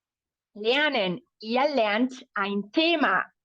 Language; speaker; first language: German; non-native, fluent; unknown